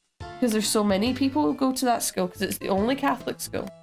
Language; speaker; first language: English; native; English